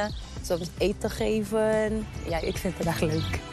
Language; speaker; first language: Dutch; non-native, learner; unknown